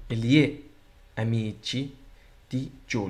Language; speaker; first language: Italian; non-native, learner; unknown